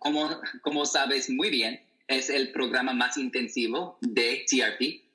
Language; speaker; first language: Spanish; non-native, learner; English